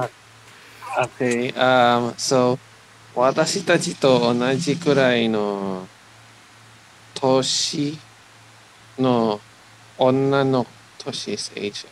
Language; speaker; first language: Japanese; non-native, learner; English